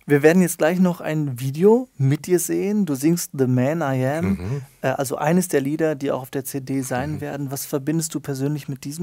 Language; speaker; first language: German; native; German